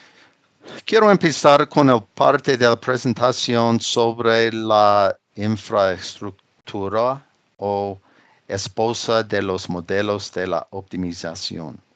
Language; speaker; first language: Spanish; non-native, fluent; English